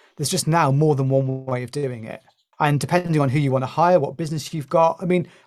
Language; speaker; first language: English; native; English